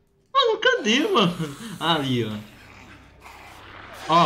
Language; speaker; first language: Portuguese; native; Portuguese